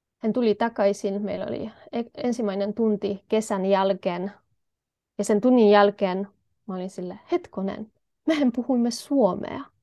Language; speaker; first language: Finnish; non-native, fluent; Polish